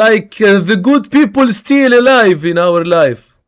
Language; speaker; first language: English; non-native, learner; Arabic